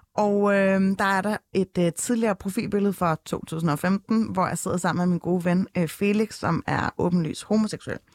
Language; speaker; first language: Danish; native; Danish